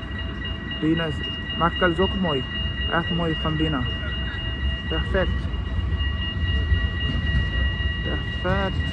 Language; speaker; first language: Dutch; non-native, learner; Portuguese